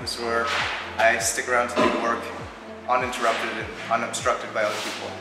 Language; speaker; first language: English; native; English